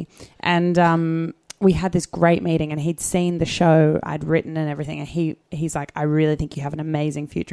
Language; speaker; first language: English; native; English